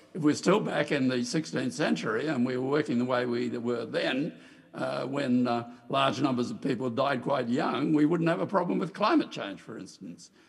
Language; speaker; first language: English; native; English